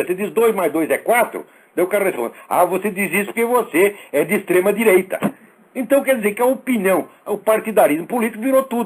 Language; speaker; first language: Portuguese; native; Portuguese